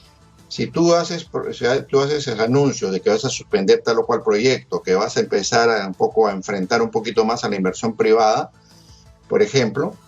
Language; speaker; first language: Spanish; native; Spanish